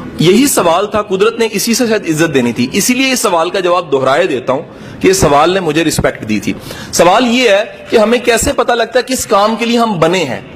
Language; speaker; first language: Urdu; non-native, local second language; Punjabi